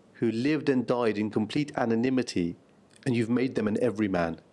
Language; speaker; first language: English; native; English